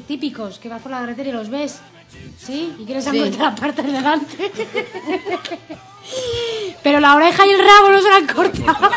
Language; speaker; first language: Spanish; native; Spanish